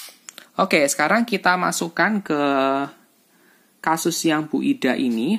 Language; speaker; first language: Indonesian; native; Indonesian